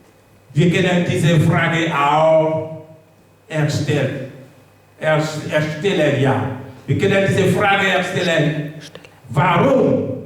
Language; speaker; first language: German; non-native, learner; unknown